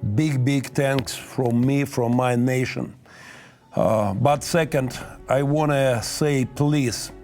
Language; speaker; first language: English; non-native, learner; Ukrainian